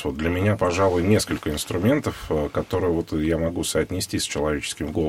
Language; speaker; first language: Russian; native; Russian